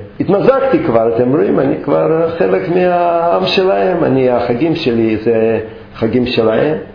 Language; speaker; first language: Hebrew; non-native, fluent; Russian